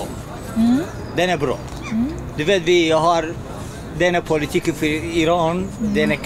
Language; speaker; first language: Swedish; non-native, learner; Persian